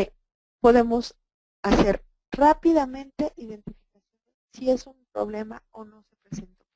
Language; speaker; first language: Spanish; native; Spanish